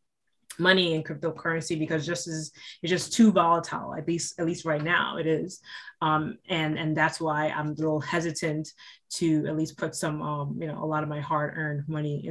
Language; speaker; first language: English; native; English